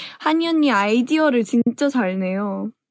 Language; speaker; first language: Korean; early bilingual, heritage; English